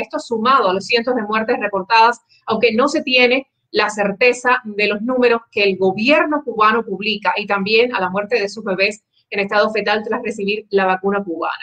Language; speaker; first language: Spanish; native; Spanish